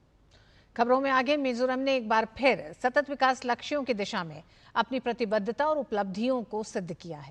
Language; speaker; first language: Hindi; native; Hindi